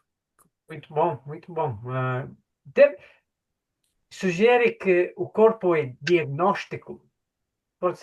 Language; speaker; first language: Portuguese; non-native, fluent; English